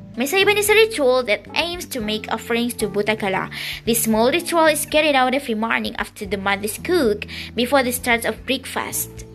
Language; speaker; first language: English; non-native, learner; Indonesian